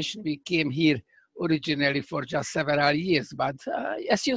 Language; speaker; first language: English; non-native, fluent; Hungarian